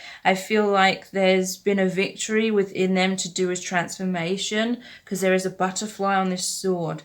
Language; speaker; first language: English; native; English